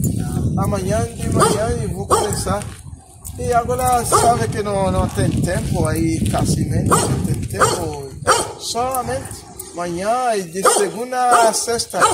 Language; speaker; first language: Portuguese; non-native, learner; Haitian Creole